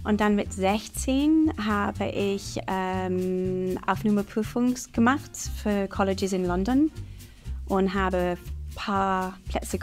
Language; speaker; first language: German; non-native, fluent; English